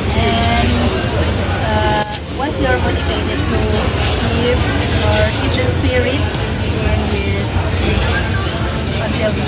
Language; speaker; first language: English; non-native, learner; Indonesian